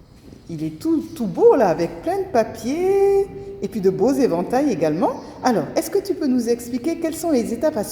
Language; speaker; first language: French; native; French